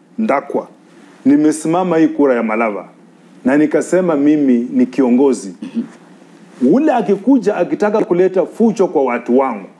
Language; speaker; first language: Swahili; non-native, local second language; Luyia